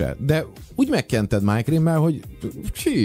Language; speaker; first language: Hungarian; native; Hungarian